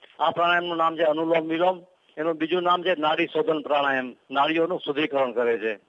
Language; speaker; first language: Gujarati; native; Gujarati